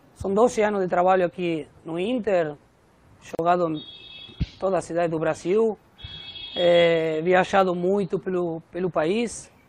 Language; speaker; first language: Portuguese; non-native, fluent; Spanish